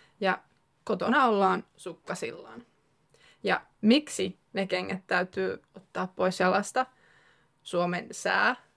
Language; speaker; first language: Finnish; native; Finnish